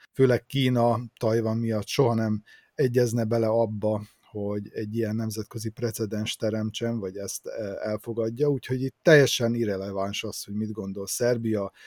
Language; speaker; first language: Hungarian; native; Hungarian